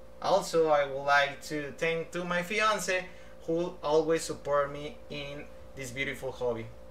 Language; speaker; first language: English; non-native, fluent; Spanish